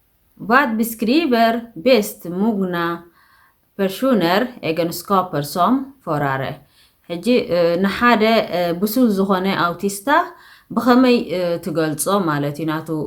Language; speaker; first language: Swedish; non-native, fluent; Tigrinya